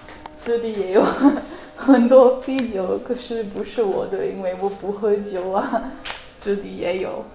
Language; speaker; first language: Chinese; non-native, fluent; Dutch